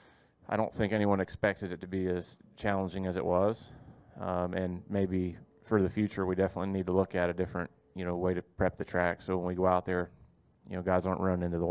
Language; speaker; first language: English; native; English